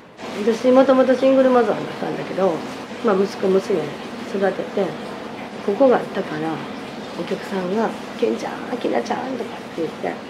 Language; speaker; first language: Japanese; native; Japanese